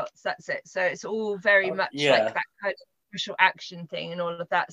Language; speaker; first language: English; native; English